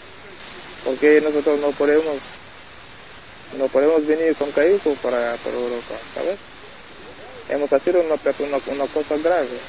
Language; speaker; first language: Spanish; non-native, learner; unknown